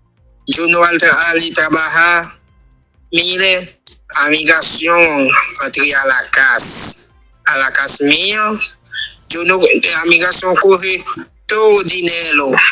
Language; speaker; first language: Spanish; non-native, learner; Haitian Creole